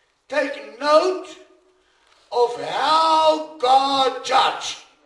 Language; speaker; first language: English; non-native, local second language; Afrikaans